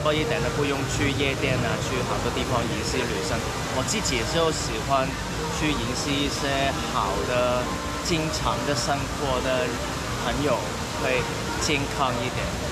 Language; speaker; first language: Chinese; non-native, local second language; Cantonese